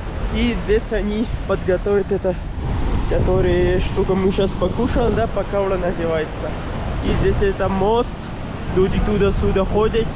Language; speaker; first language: Russian; non-native, learner; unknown